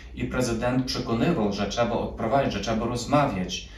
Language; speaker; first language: Polish; early bilingual, other home language; Ukrainian